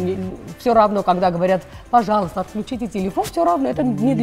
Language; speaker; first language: Russian; non-native, local second language; Armenian